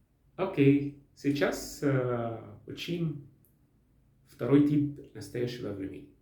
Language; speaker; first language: Russian; non-native, learner; Arabic